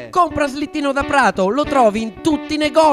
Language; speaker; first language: Italian; native; Italian